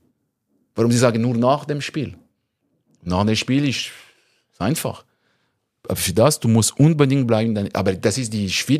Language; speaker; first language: German; non-native, local second language; French